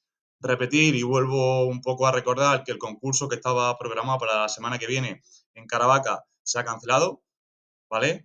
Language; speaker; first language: Spanish; native; Spanish